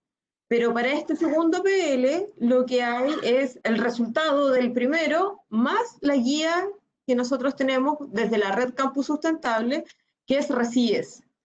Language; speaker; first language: Spanish; native; Spanish